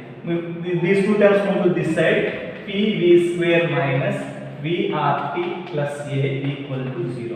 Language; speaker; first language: English; non-native, local second language; Telugu